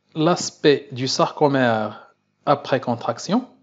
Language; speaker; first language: French; non-native, local second language; Arabic